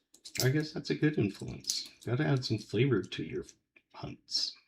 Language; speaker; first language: English; native; English